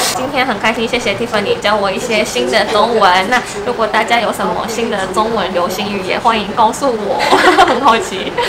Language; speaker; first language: Chinese; non-native, fluent; Japanese